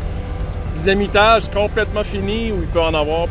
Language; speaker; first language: French; native; French